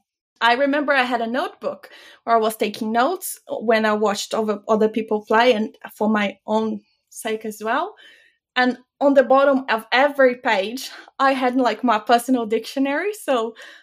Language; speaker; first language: English; non-native, fluent; Bulgarian